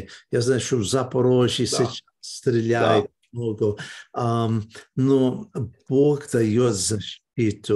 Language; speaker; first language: Russian; early bilingual, heritage; Russian